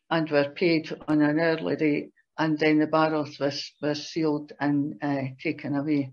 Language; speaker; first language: English; native; English